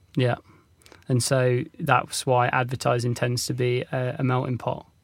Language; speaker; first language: English; native; English